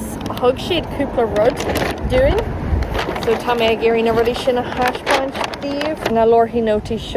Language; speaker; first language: Irish; non-native, learner; English